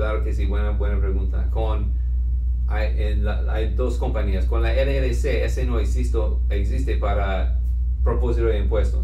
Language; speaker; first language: Spanish; non-native, fluent; English